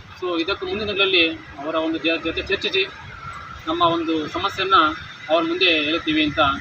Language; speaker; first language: Kannada; native; Kannada